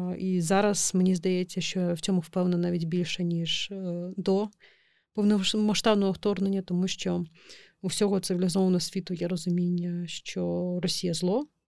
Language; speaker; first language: Ukrainian; non-native, local second language; Crimean Tatar